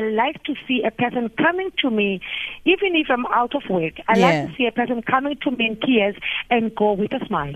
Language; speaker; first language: English; non-native, local second language; Zulu